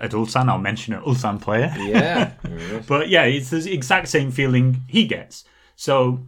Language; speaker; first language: English; native; English